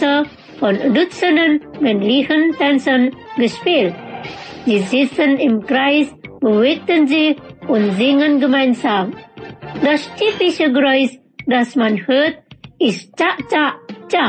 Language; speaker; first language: German; non-native, fluent; Indonesian